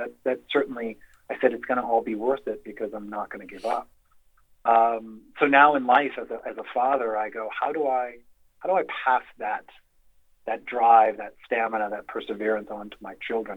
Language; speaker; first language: English; native; English